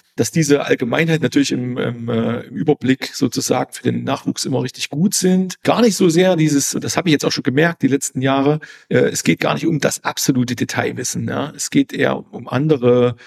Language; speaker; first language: German; native; German